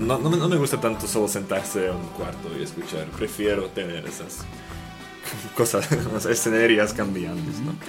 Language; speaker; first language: Spanish; non-native, fluent; Slovak